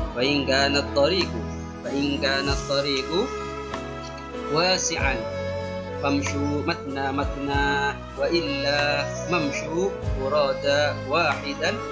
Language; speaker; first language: Arabic; non-native, fluent; Javanese